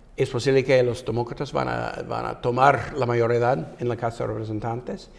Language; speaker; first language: Spanish; non-native, fluent; English